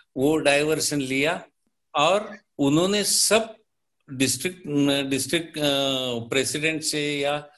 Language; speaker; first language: Hindi; non-native, local second language; Marathi